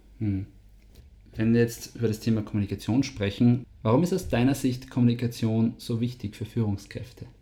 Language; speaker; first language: German; native; German